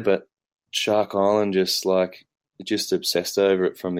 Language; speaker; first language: English; native; English